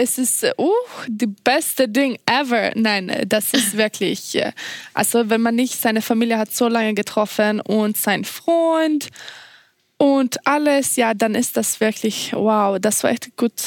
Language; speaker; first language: German; non-native, fluent; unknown